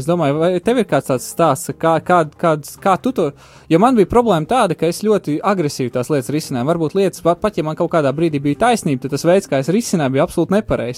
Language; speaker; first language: Latvian; native; Latvian